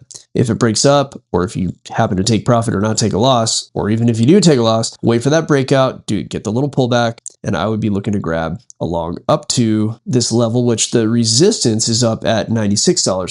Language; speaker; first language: English; native; English